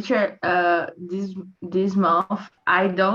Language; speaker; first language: English; non-native, learner; Portuguese